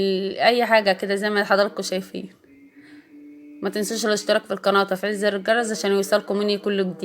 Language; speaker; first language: Arabic; native; Arabic